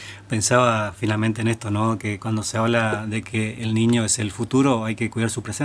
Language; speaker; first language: Spanish; native; Spanish